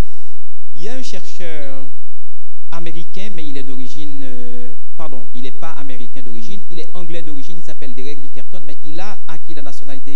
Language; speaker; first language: French; non-native, local second language; Haitian Creole